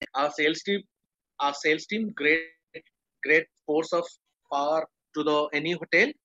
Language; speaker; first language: English; non-native, local second language; Odia